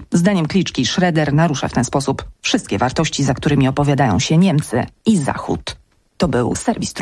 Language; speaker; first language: Polish; native; Polish